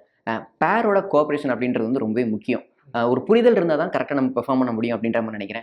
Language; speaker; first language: Tamil; native; Tamil